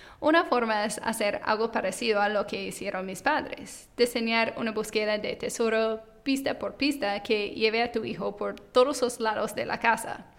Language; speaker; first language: Spanish; non-native, fluent; English